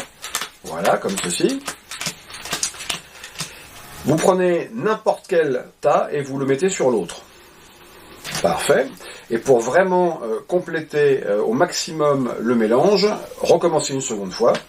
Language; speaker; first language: French; native; French